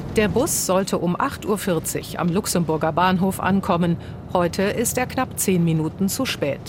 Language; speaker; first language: German; native; German